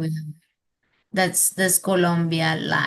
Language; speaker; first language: English; non-native, fluent; Spanish